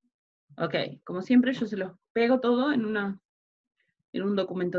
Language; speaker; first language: Spanish; native; Spanish